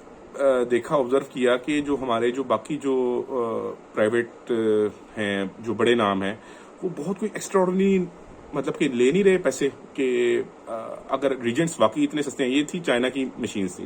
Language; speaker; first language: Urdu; non-native, local second language; Punjabi